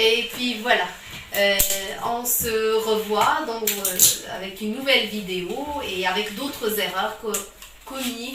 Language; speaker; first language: French; non-native, local second language; Arabic